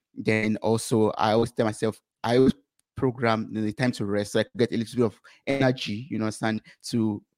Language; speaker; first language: English; non-native, local second language; Yoruba